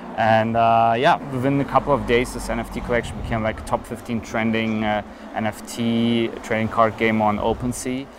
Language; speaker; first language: English; non-native, fluent; German